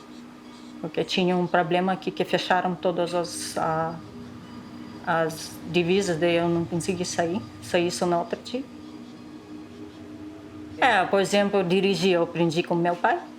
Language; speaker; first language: Portuguese; non-native, local second language; Russian